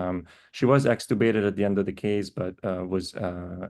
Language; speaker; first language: English; native; English